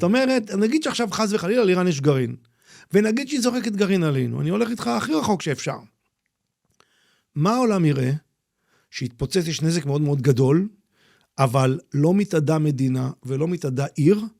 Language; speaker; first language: Hebrew; native; Hebrew